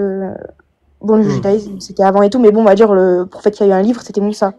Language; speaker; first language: French; native; French